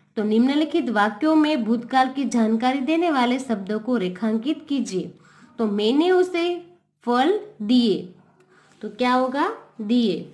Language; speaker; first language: Hindi; non-native, local second language; Gujarati